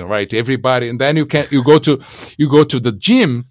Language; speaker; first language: English; non-native, fluent; Portuguese